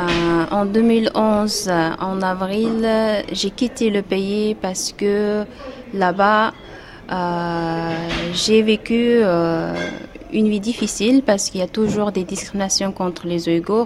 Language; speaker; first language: French; non-native, fluent; Uyghur